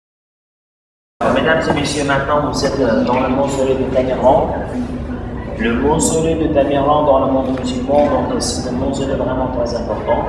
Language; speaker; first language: French; non-native, fluent; Uzbek